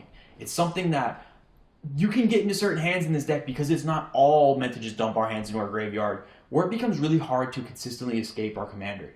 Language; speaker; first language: English; native; English